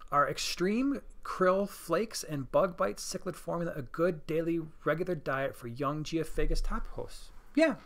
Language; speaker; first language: English; native; English